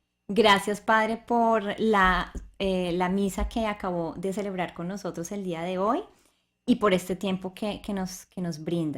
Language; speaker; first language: Spanish; native; Spanish